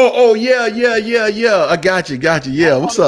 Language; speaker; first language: English; native; English